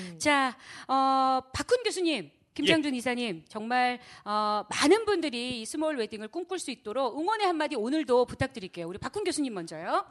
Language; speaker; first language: Korean; native; Korean